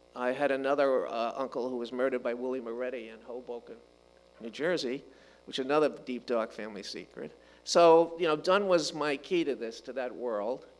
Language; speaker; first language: English; native; English